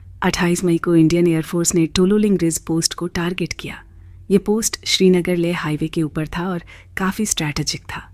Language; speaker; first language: Hindi; native; Hindi